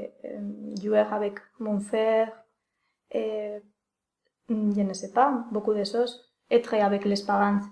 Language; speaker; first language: French; non-native, learner; Spanish